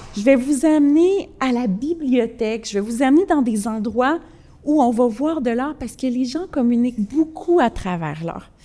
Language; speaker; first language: French; early bilingual, other home language; Spanish